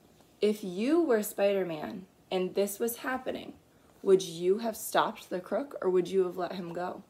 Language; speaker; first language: English; native; English